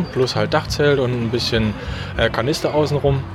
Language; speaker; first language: German; native; German